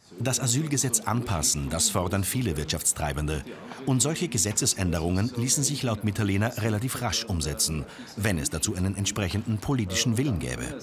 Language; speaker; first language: German; native; German